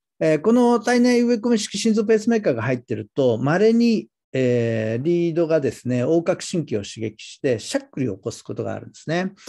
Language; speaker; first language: Japanese; native; Japanese